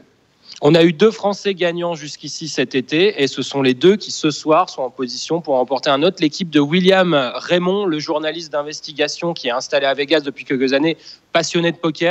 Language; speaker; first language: French; native; French